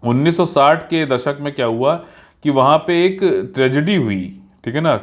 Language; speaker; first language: Hindi; native; Hindi